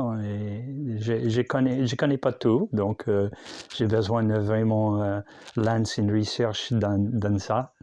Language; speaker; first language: French; non-native, learner; English